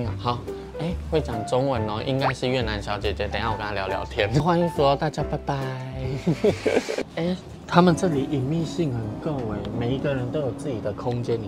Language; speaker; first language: Chinese; non-native, fluent; Vietnamese